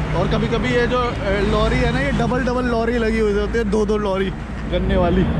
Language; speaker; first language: Hindi; native; Hindi